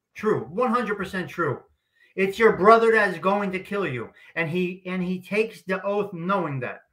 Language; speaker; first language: English; native; English